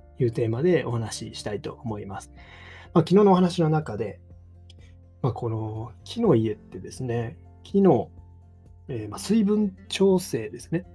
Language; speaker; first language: Japanese; native; Japanese